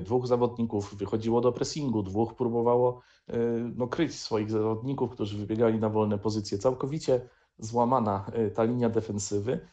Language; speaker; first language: Polish; native; Polish